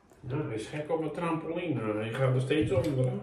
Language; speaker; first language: Dutch; native; Dutch